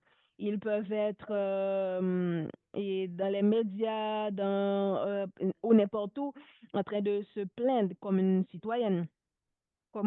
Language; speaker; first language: French; non-native, local second language; Haitian Creole